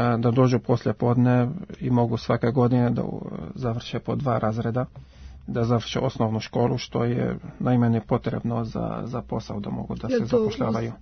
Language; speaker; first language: Serbian; non-native, fluent; Arabic